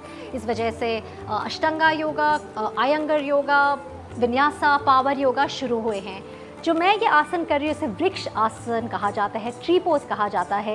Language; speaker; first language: Hindi; native; Hindi